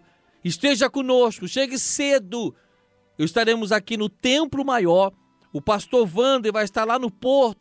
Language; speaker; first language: Portuguese; native; Portuguese